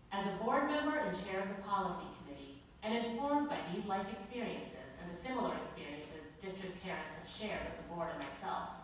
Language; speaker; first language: English; native; English